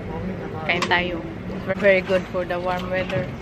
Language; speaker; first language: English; non-native, local second language; Filipino